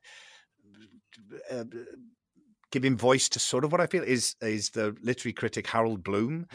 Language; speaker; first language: English; native; English